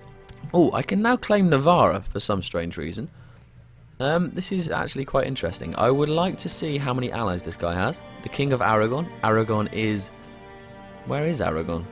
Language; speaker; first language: English; native; English